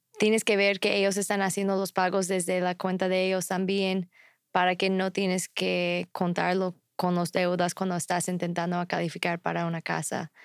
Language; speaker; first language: Spanish; non-native, fluent; English